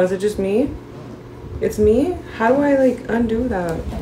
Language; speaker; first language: English; early bilingual, other home language; Spanish